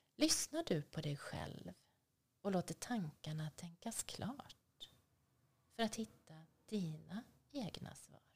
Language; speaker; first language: Swedish; native; Swedish